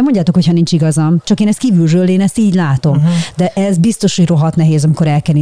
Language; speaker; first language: Hungarian; native; Hungarian